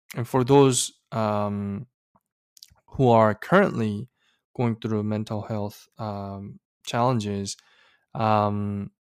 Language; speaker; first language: English; early bilingual, other home language; Korean